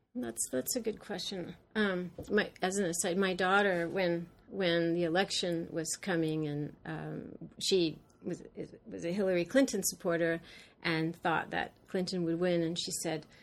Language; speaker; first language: English; native; English